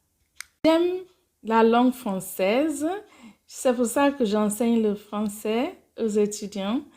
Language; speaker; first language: French; non-native, fluent; Igbo